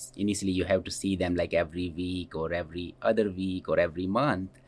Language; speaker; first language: English; non-native, local second language; Hindi